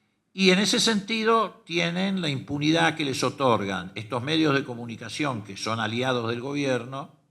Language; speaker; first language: Spanish; native; Spanish